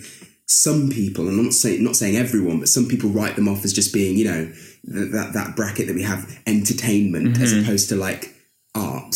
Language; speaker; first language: English; native; English